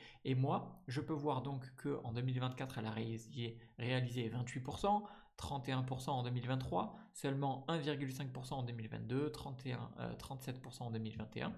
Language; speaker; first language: French; native; French